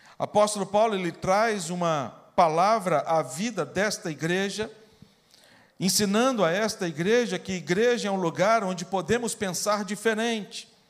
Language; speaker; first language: Portuguese; native; Portuguese